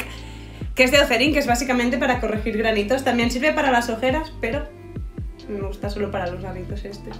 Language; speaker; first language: Spanish; native; Spanish